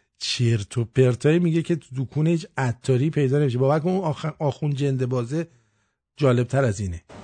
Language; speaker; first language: Persian; native; Persian